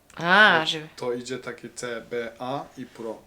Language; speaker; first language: Polish; non-native, learner; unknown